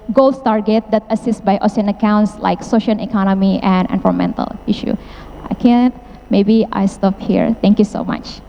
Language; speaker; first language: English; non-native, fluent; Indonesian